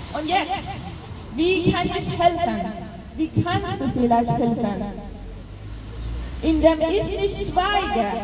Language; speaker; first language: German; non-native, local second language; Persian